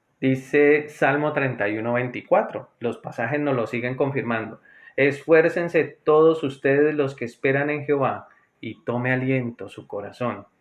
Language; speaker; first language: Spanish; native; Spanish